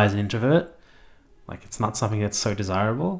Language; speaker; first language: English; native; English